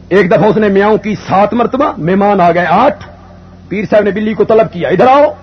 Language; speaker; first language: Urdu; non-native, local second language; Punjabi